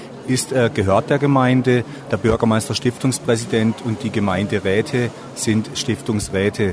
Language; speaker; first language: German; native; German